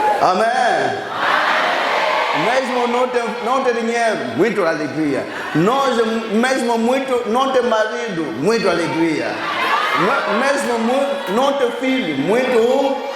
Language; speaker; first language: Portuguese; non-native, learner; Lingala